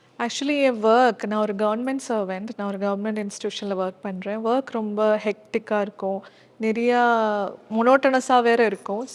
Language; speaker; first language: Tamil; non-native, local second language; Malayalam